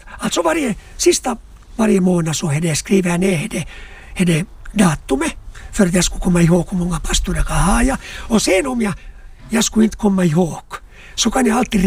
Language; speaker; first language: Swedish; non-native, local second language; Finnish